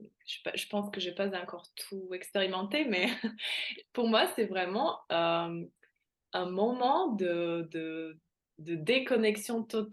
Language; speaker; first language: French; non-native, fluent; Slovak